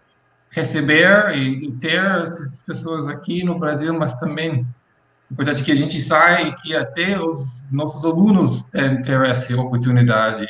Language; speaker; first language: Portuguese; non-native, fluent; English